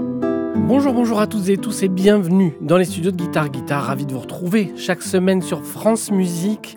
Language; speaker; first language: French; native; French